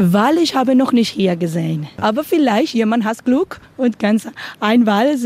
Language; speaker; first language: German; non-native, learner; Spanish